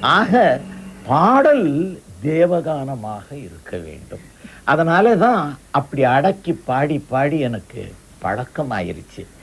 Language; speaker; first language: Tamil; non-native, local second language; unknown